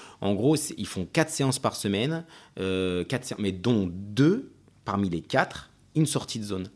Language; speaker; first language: French; early bilingual, other home language; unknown